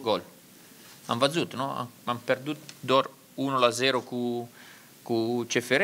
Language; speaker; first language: Romanian; non-native, learner; Italian